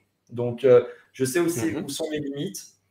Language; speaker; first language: French; native; French